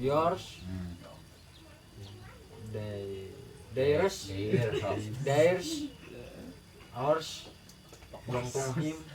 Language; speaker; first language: English; non-native, learner; Sundanese